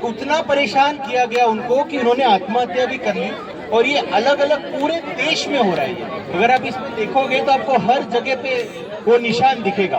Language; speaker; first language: Hindi; native; Hindi